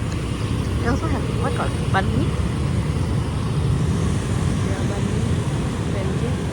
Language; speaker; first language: English; non-native, learner; Indonesian